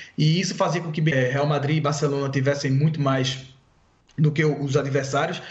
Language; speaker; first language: Portuguese; native; Portuguese